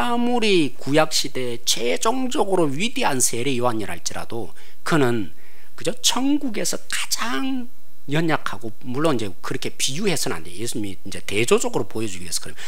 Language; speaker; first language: Korean; native; Korean